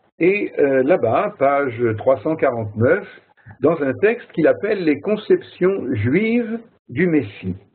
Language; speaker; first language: French; native; French